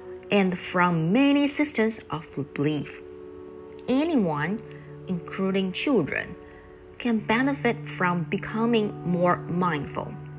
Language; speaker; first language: English; non-native, fluent; Chinese